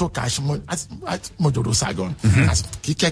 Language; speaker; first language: Hungarian; non-native, learner; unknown